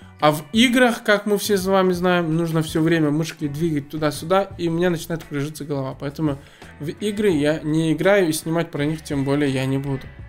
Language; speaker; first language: Russian; early bilingual, other home language; Azerbaijani